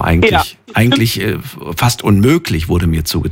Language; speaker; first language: German; native; German